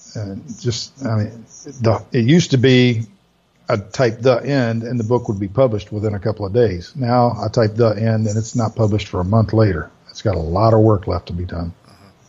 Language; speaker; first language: English; native; English